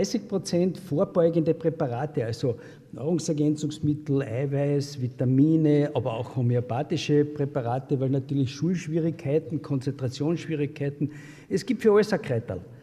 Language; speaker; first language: German; native; German